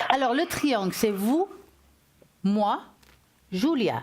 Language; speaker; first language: French; native; French